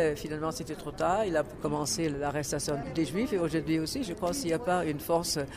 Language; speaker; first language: French; non-native, fluent; German